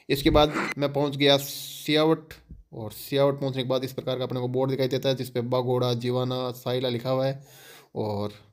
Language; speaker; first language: Hindi; native; Hindi